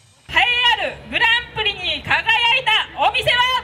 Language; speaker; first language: Japanese; native; Japanese